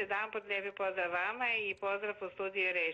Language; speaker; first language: Croatian; native; Croatian